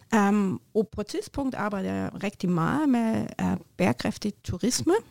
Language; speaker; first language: Norwegian; non-native, learner; German